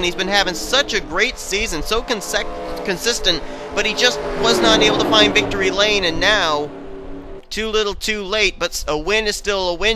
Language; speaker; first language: English; native; English